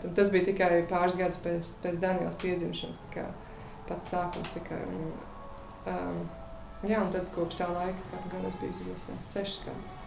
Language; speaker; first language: Latvian; native; Latvian